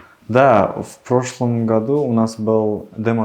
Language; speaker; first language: Russian; non-native, local second language; Uzbek